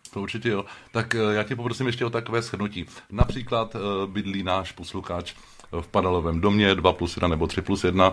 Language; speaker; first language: Czech; native; Czech